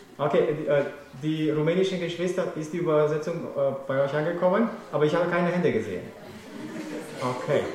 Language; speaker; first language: German; non-native, fluent; Romanian